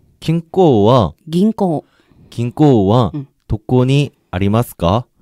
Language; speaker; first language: Japanese; non-native, learner; Korean